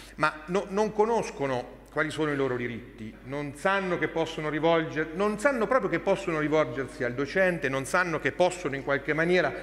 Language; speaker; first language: Italian; native; Italian